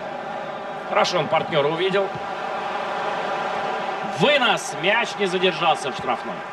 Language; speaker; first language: Russian; native; Russian